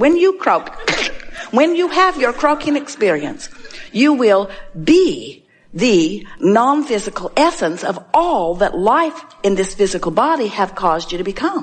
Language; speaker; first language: English; native; English